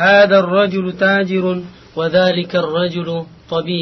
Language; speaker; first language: Arabic; non-native, learner; Indonesian